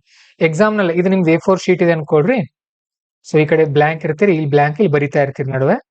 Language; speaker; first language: Kannada; native; Kannada